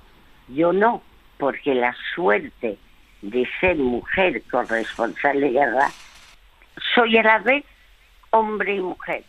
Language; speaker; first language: Spanish; early bilingual, other home language; French